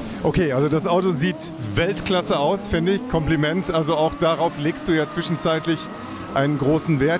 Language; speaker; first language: German; native; German